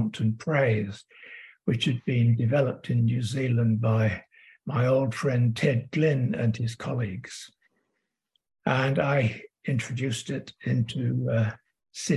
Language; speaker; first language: English; native; English